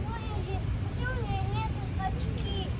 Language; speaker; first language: Russian; early bilingual, heritage; Russian